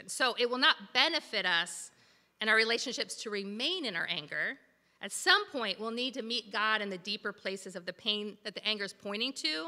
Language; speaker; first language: English; native; English